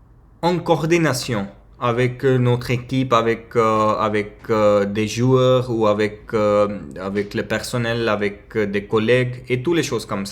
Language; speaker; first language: French; non-native, learner; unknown